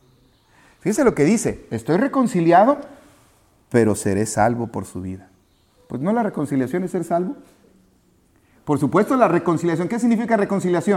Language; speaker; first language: Spanish; native; Spanish